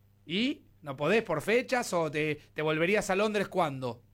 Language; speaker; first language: Spanish; native; Spanish